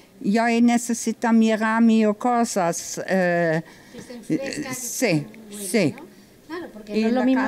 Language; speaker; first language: Spanish; non-native, learner; German